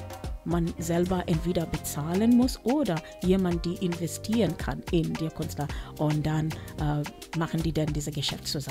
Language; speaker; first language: German; non-native, local second language; Swahili